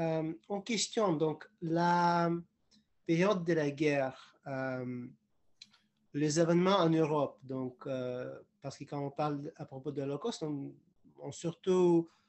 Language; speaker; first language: French; non-native, fluent; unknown